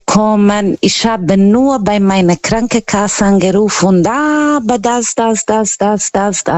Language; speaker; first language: German; non-native, fluent; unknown